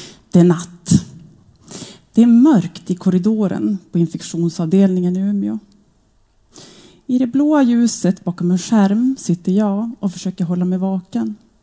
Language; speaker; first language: Swedish; native; Swedish